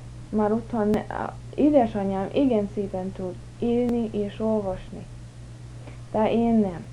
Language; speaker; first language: Hungarian; early bilingual, heritage; English